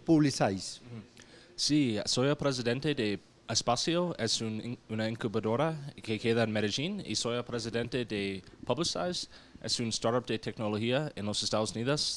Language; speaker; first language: Spanish; non-native, learner; English